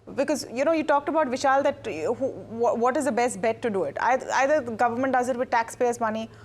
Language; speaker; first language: English; non-native, local second language; Hindi